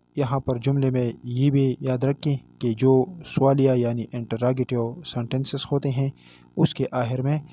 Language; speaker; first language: Urdu; non-native, local second language; Pashto